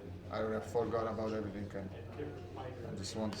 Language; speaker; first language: English; non-native, fluent; Polish